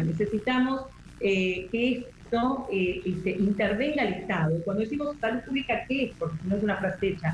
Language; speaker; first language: Spanish; native; Spanish